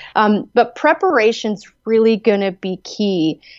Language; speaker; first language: English; native; English